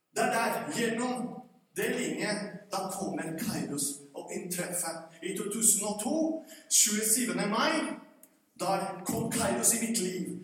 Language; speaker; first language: Norwegian; non-native, fluent; Spanish